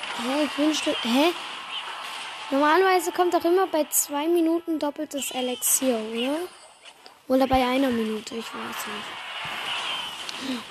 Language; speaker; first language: German; native; German